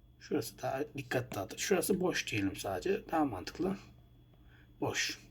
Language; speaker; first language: Turkish; native; Turkish